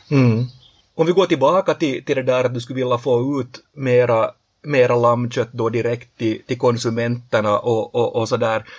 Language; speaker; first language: Swedish; native; Swedish